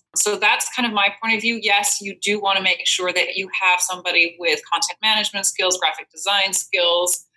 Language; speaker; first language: English; non-native, fluent; Dutch